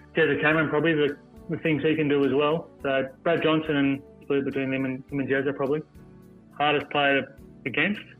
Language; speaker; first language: English; native; English